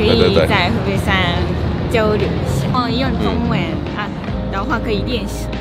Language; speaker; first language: Chinese; non-native, fluent; Japanese